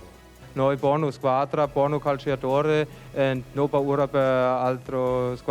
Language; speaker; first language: Italian; non-native, learner; German